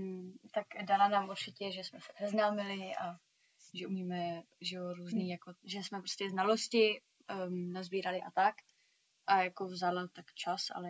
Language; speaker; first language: Czech; early bilingual, heritage; Czech